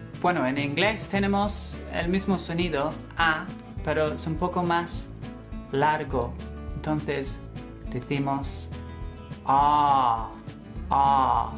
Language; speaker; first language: Spanish; non-native, fluent; English